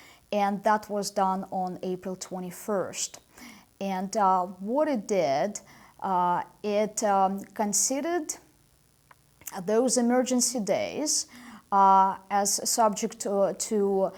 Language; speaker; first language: English; non-native, fluent; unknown